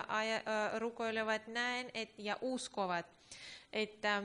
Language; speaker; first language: Finnish; non-native, learner; Ukrainian